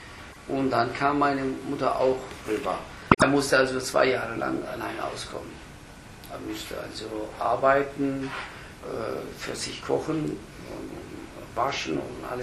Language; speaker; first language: German; early bilingual, other home language; Turkish